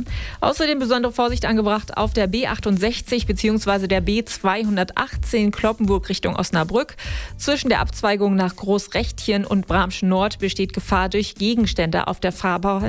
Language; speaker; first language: German; native; German